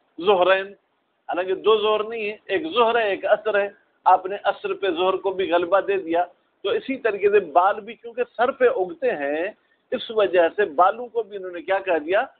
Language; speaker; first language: Urdu; non-native, local second language; Sindhi